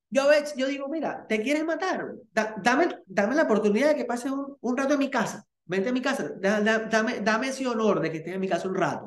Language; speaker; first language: Spanish; native; Spanish